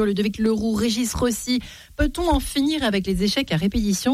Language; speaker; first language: French; native; French